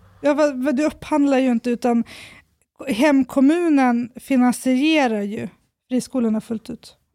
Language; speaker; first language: Swedish; early bilingual, other home language; Persian